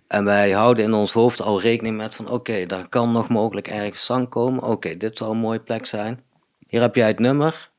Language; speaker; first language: Dutch; native; Dutch